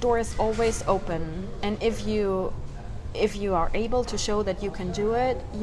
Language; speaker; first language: English; non-native, fluent; German